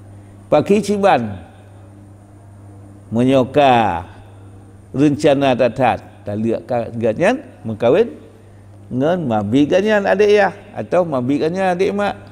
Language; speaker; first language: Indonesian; non-native, local second language; Achinese